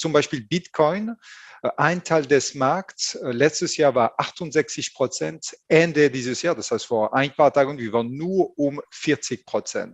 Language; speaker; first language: German; non-native, fluent; French